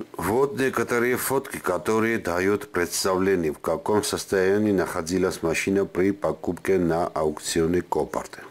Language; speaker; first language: Russian; non-native, fluent; Georgian